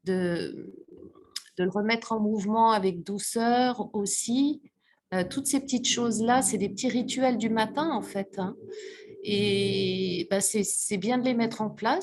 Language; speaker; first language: French; native; French